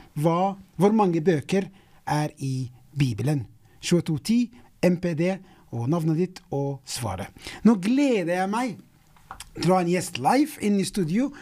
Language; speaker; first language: Norwegian; non-native, fluent; English